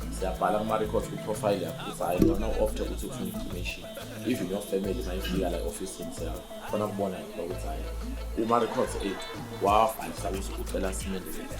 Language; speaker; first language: Zulu; non-native, local second language; Swati